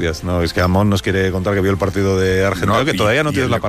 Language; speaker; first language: Spanish; native; Spanish